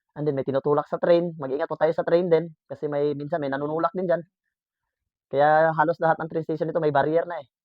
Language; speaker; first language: Filipino; native; Filipino